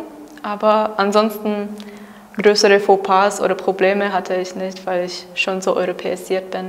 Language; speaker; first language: German; non-native, fluent; Czech